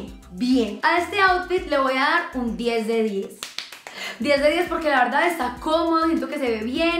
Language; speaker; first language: Spanish; native; Spanish